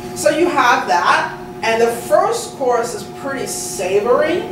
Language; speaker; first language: English; native; English